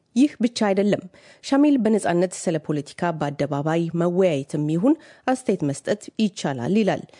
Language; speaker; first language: Amharic; native; Amharic